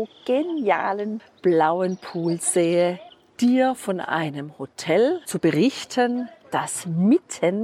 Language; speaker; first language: German; native; German